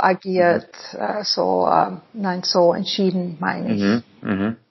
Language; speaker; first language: German; non-native, fluent; English